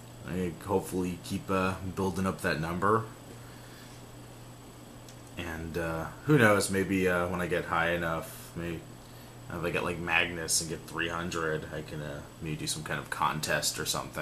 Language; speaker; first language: English; native; English